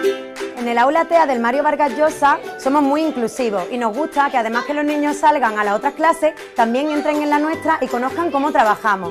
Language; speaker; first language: Spanish; native; Spanish